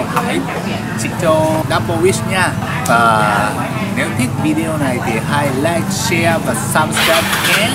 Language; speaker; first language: Vietnamese; non-native, learner; Japanese